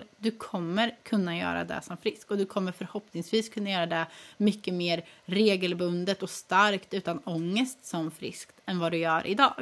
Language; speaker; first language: Swedish; native; Swedish